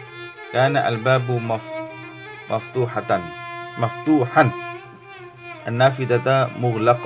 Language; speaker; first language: Arabic; non-native, fluent; Indonesian